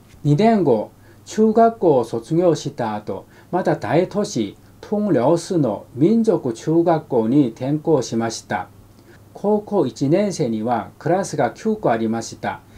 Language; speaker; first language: Japanese; non-native, fluent; Korean